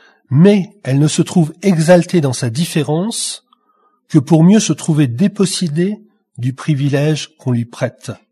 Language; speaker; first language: French; native; French